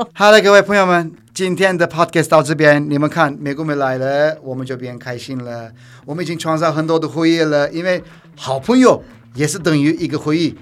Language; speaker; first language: Chinese; non-native, fluent; Turkish